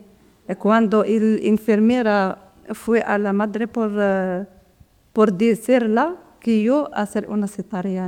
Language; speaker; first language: Spanish; non-native, learner; Arabic